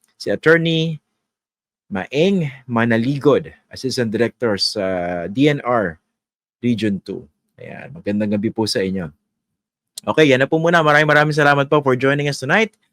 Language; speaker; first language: Filipino; native; Filipino